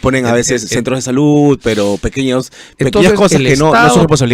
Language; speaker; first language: Spanish; native; Spanish